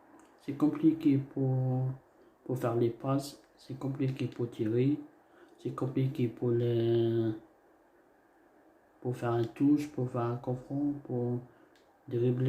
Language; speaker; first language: French; non-native, learner; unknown